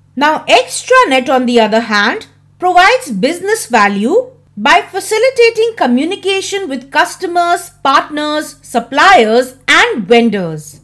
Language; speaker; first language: English; non-native, local second language; Hindi